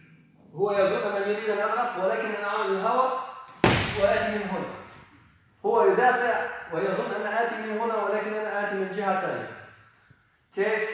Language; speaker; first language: Arabic; non-native, learner; Polish